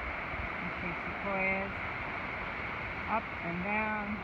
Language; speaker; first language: English; non-native, fluent; German